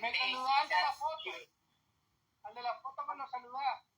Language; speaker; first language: Spanish; native; Spanish